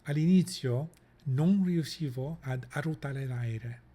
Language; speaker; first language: Italian; non-native, fluent; English